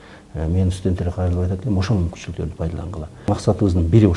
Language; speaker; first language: Kyrgyz; native; Kyrgyz